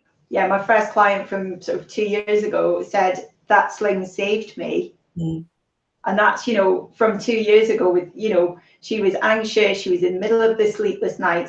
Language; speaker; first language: English; native; English